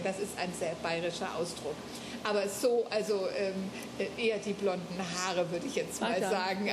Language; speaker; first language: German; native; German